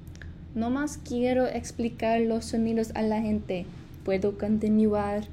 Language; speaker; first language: Spanish; non-native, fluent; English